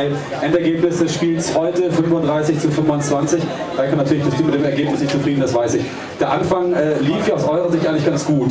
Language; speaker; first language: German; native; German